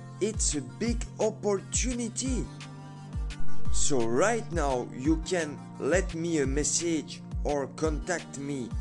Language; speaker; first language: English; non-native, learner; French